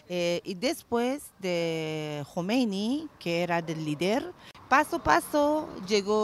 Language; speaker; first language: Spanish; non-native, learner; Persian